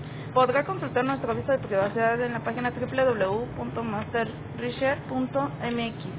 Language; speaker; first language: Spanish; native; Spanish